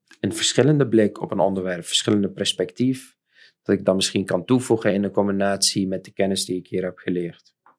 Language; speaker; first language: Dutch; non-native, fluent; Arabic